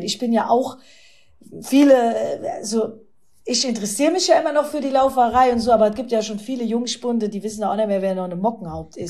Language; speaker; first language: German; native; German